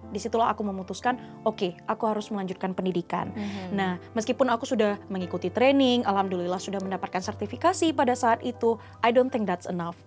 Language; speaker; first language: Indonesian; native; Indonesian